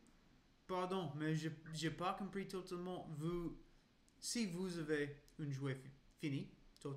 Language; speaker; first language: French; non-native, learner; English